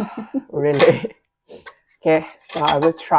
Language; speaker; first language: English; non-native, learner; Indonesian